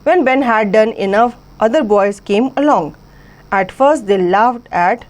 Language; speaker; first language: English; non-native, local second language; Hindi